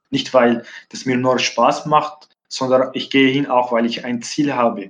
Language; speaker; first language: German; non-native, fluent; Arabic